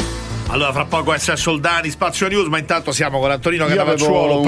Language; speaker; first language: Italian; native; Italian